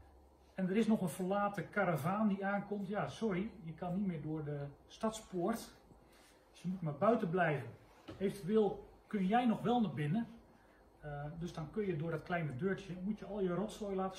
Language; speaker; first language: Dutch; native; Dutch